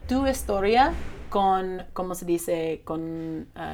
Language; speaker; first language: Spanish; non-native, learner; English